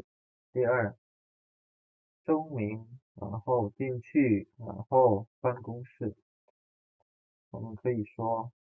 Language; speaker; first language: Chinese; non-native, fluent; Indonesian